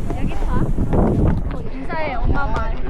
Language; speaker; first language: Korean; non-native, fluent; Vietnamese